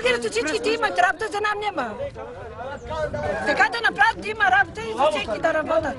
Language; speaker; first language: Bulgarian; non-native, local second language; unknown